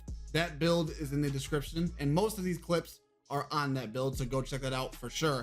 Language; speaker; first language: English; native; English